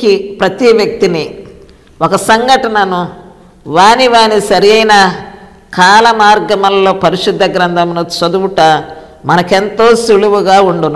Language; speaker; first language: Telugu; native; Telugu